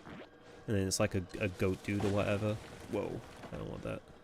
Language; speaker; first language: English; native; English